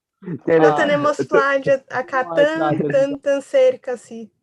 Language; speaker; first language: Spanish; non-native, learner; Portuguese